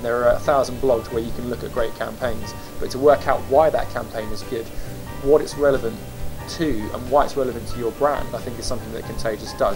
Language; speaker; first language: English; native; English